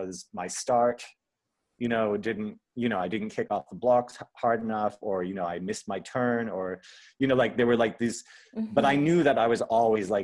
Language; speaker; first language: English; native; English